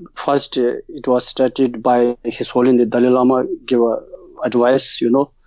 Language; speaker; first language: English; non-native, learner; Tibetan